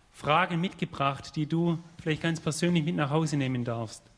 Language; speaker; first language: German; native; German